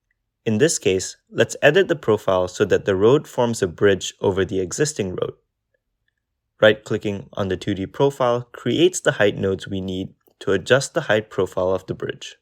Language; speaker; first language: English; native; English